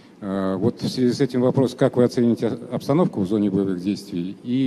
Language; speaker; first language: Russian; native; Russian